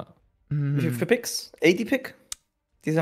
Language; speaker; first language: German; native; German